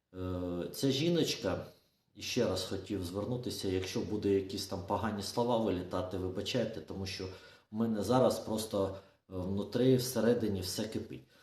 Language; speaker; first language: Ukrainian; non-native, local second language; Russian